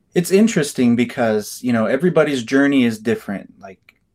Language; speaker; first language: English; native; English